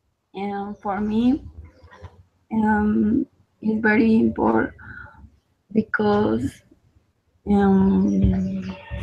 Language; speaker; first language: English; non-native, learner; Spanish